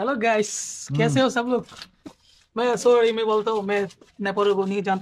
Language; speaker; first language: Hindi; non-native, learner; Bangla